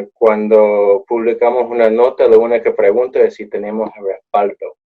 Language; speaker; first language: Spanish; non-native, fluent; English